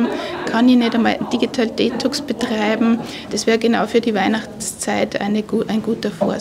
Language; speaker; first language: German; native; German